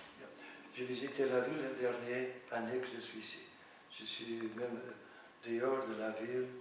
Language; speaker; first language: French; non-native, fluent; Portuguese